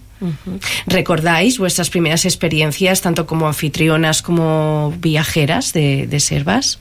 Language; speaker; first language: Spanish; native; Spanish